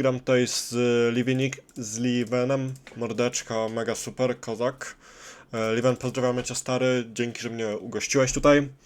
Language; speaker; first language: Polish; native; Polish